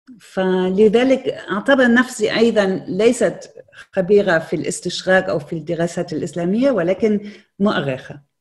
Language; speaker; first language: Arabic; non-native, fluent; German